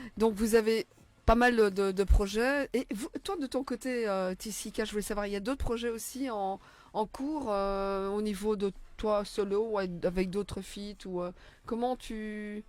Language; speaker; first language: French; native; French